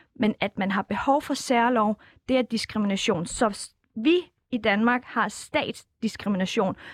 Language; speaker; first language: Danish; early bilingual, other home language; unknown